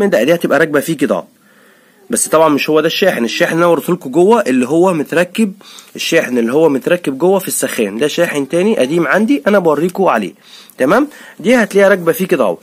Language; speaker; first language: Arabic; native; Arabic